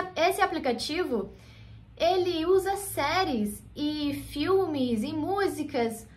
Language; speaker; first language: Portuguese; non-native, fluent; English